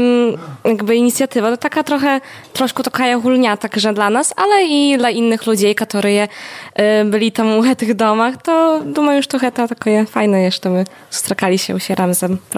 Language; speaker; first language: Polish; non-native, local second language; Belarusian